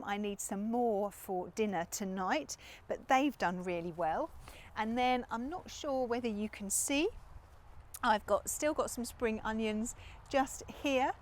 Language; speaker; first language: English; native; English